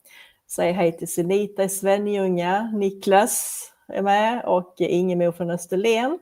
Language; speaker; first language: Swedish; native; Swedish